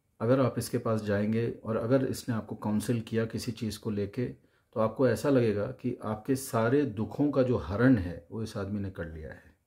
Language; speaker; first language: Hindi; native; Hindi